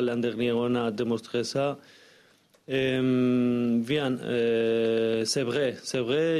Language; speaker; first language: French; non-native, learner; Spanish